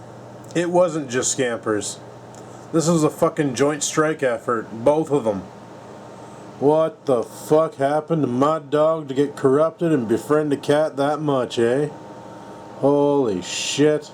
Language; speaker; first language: English; native; English